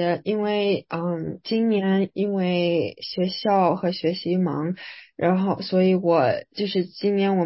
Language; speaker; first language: Chinese; early bilingual, other home language; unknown